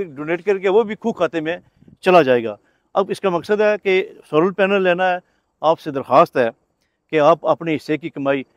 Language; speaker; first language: Urdu; non-native, local second language; Pahari-Potwari